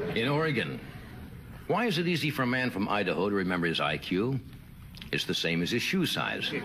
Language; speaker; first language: English; native; English